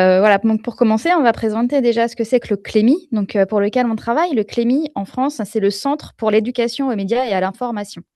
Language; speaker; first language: French; native; French